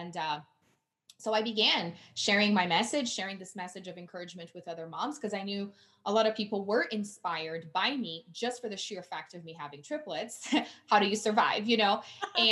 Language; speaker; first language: English; non-native, fluent; Portuguese